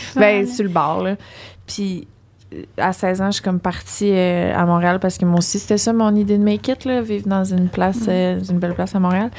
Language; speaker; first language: French; native; French